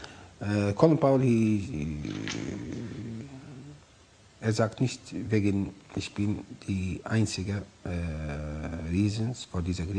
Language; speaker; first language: German; non-native, learner; Arabic